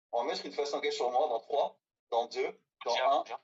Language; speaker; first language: French; native; French